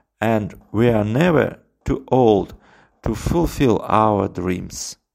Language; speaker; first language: English; non-native, fluent; Russian